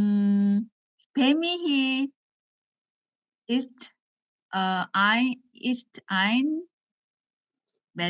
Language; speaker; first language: German; non-native, learner; Korean